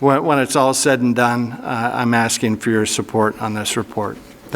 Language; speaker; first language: English; native; English